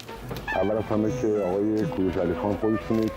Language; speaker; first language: Persian; native; Persian